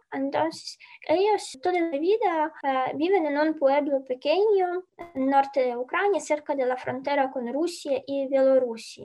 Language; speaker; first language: Spanish; non-native, fluent; Ukrainian